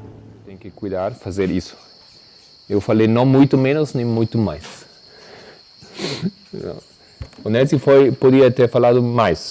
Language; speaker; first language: Portuguese; non-native, fluent; Spanish